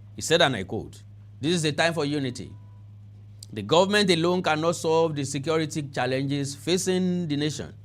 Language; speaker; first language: English; non-native, local second language; Yoruba